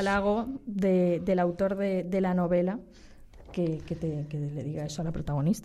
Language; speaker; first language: Spanish; native; Spanish